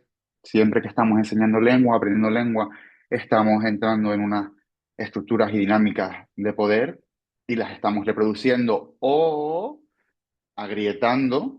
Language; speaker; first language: Spanish; native; Spanish